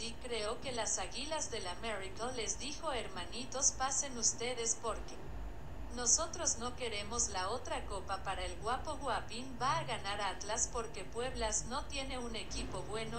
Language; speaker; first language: Spanish; native; Spanish